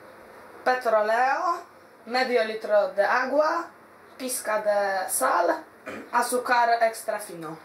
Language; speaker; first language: Spanish; non-native, learner; Polish